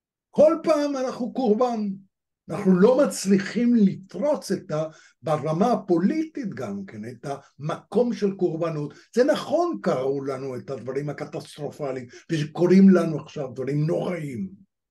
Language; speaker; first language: Hebrew; non-native, fluent; Spanish